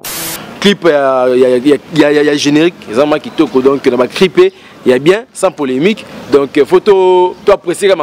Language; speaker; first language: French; non-native, local second language; Lingala